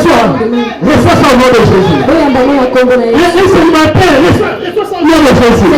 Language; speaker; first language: French; non-native, local second language; Lingala